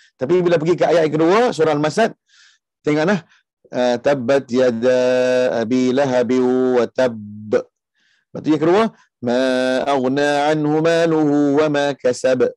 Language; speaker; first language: Malay; early bilingual, heritage; Malay